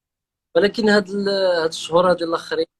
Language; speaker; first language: Arabic; native; Arabic